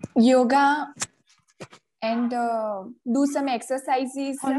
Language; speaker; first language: English; non-native, local second language; Gujarati